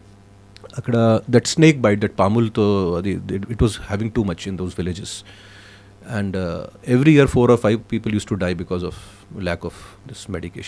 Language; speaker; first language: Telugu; non-native, fluent; Hindi